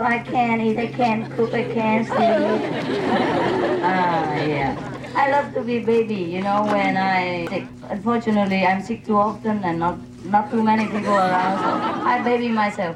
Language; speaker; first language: English; non-native, fluent; Vietnamese